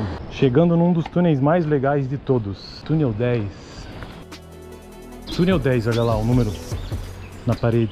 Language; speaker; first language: Portuguese; native; Portuguese